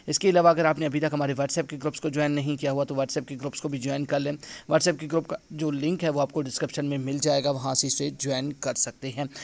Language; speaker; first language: Urdu; non-native, local second language; Saraiki